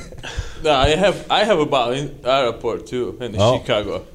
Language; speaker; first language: English; non-native, learner; Russian